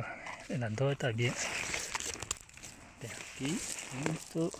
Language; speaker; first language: Spanish; non-native, learner; Japanese